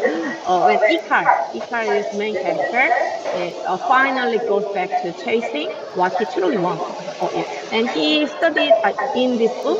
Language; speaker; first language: English; non-native, learner; Korean